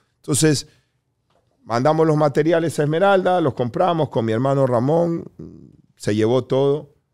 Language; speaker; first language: Spanish; native; Spanish